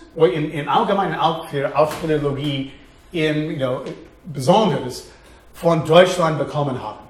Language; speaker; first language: German; non-native, fluent; English